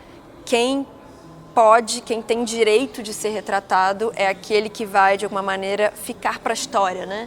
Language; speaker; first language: Portuguese; native; Portuguese